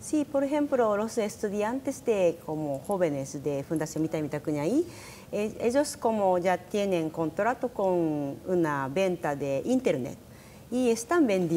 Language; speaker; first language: Spanish; non-native, learner; Japanese